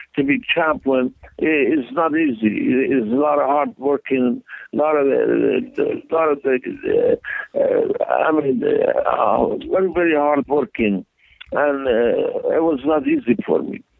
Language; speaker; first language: English; non-native, learner; Persian